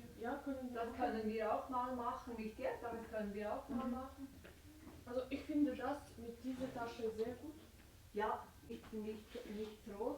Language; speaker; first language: German; non-native, learner; Ukrainian